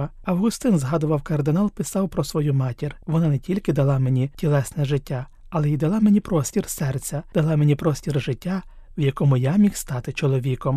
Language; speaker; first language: Ukrainian; native; Ukrainian